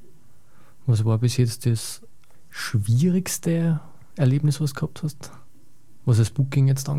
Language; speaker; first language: German; native; German